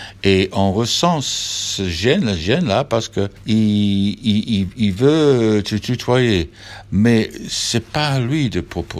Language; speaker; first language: French; non-native, fluent; English